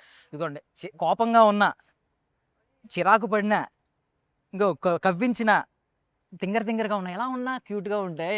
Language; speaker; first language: Telugu; native; Telugu